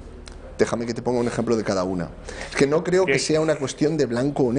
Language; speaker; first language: Spanish; native; Spanish